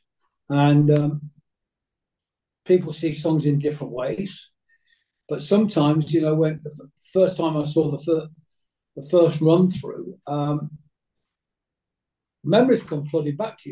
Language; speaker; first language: English; native; English